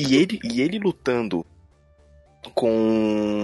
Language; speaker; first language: Portuguese; native; Portuguese